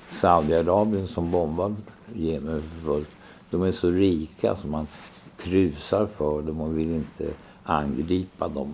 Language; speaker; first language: Swedish; native; Swedish